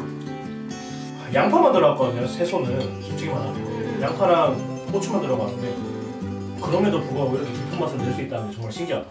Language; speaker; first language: Korean; native; Korean